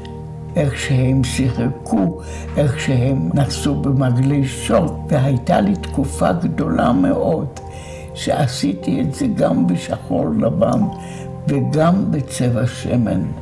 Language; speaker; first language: Hebrew; non-native, fluent; Polish